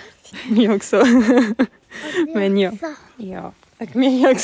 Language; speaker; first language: Swedish; non-native, learner; French